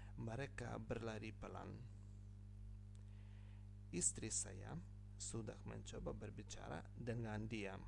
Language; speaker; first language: Indonesian; non-native, fluent; Ukrainian